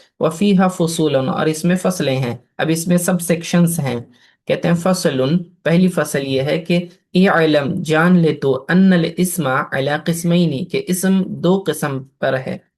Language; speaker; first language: Urdu; native; Urdu